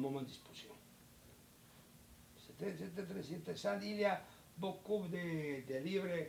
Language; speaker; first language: French; non-native, learner; Spanish